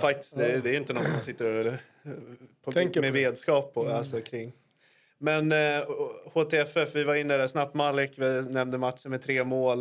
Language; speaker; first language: Swedish; native; Swedish